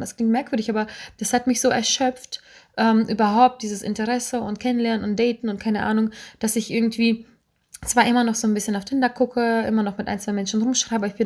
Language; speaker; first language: German; native; German